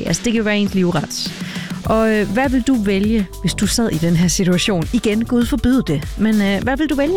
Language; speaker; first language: Danish; native; Danish